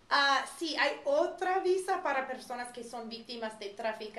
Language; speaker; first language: Spanish; non-native, fluent; English